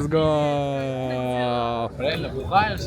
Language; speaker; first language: Russian; native; Russian